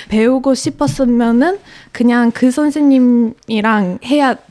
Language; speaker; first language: Korean; non-native, fluent; Polish